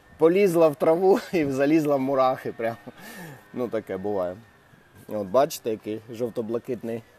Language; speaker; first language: Ukrainian; non-native, local second language; Russian